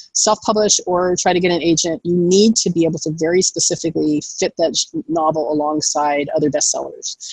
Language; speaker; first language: English; native; English